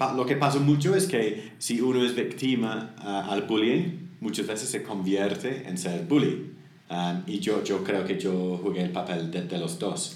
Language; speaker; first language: Spanish; non-native, fluent; English